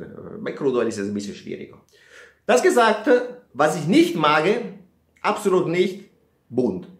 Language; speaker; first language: German; non-native, fluent; Italian